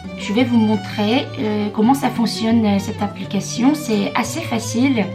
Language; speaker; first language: French; non-native, fluent; Korean